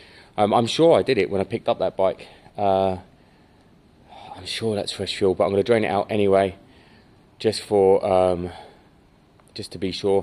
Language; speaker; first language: English; native; English